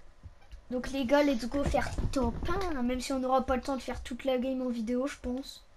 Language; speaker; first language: French; native; French